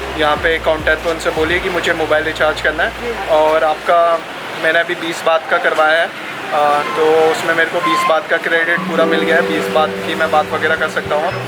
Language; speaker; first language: Hindi; native; Hindi